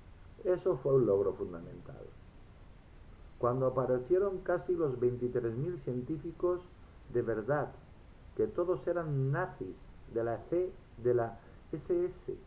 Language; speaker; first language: Spanish; native; Spanish